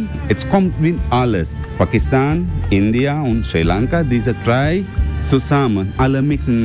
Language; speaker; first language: German; non-native, learner; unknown